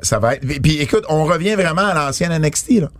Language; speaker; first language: French; native; French